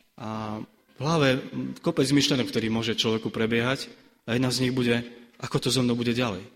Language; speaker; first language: Slovak; native; Slovak